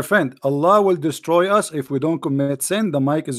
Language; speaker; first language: English; non-native, fluent; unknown